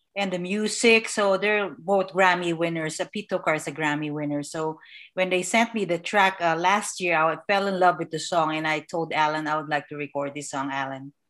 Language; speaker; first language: English; non-native, local second language; Filipino